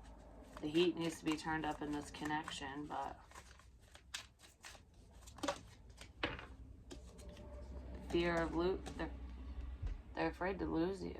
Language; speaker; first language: English; native; English